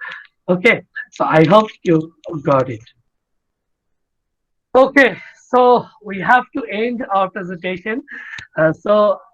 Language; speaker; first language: English; non-native, fluent; Bangla